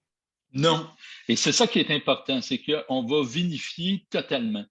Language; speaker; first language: French; native; French